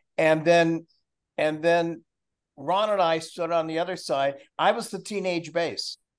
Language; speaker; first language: English; native; English